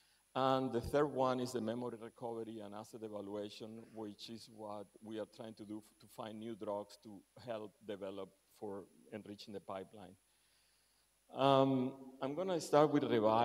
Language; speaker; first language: English; non-native, fluent; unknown